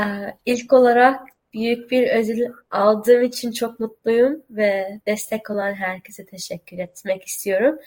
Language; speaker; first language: Turkish; early bilingual, heritage; Turkish